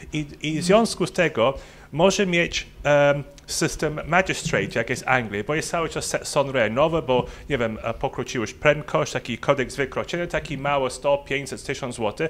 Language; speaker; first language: Polish; early bilingual, heritage; English